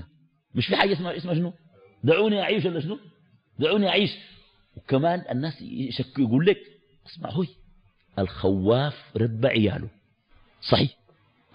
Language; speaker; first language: Arabic; native; Arabic